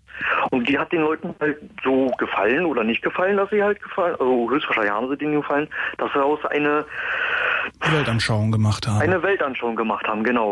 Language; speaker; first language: German; native; German